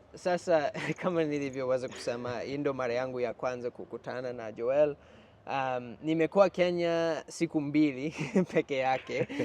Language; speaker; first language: Swahili; non-native, fluent; English